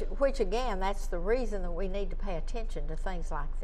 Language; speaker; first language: English; native; English